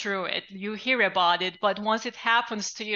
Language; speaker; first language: English; non-native, fluent; Turkish